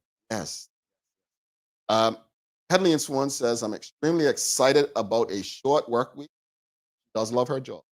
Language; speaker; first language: English; native; English